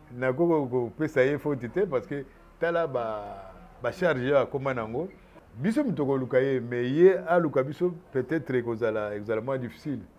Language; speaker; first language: Lingala; native; Lingala